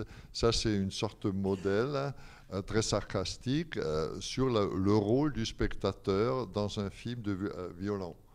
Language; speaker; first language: French; non-native, fluent; German